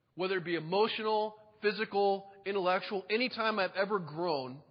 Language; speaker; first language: English; native; English